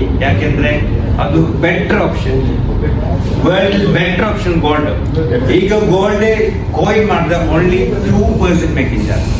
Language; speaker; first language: Kannada; non-native, local second language; Malayalam